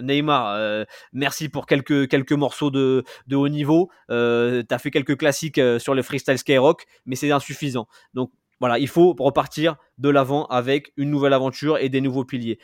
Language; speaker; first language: French; native; French